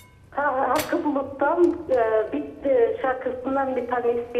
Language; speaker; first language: Turkish; early bilingual, heritage; Turkish